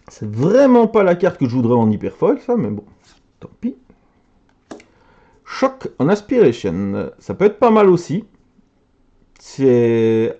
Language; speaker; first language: French; native; French